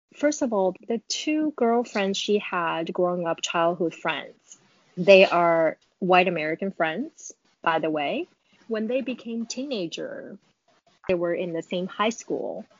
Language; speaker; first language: English; non-native, fluent; Chinese